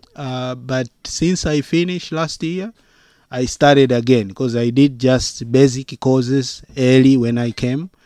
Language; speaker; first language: English; non-native, local second language; Swahili